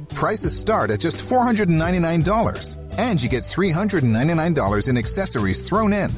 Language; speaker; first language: English; native; English